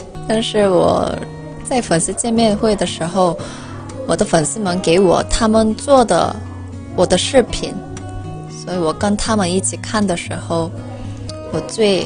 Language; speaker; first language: Chinese; non-native, fluent; Korean